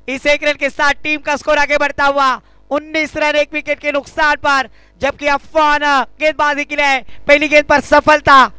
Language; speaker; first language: Hindi; non-native, local second language; Marathi